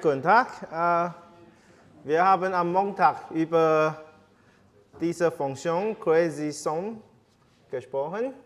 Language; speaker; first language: German; non-native, learner; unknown